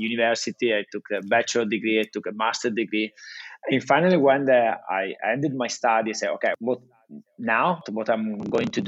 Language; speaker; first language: English; non-native, fluent; Italian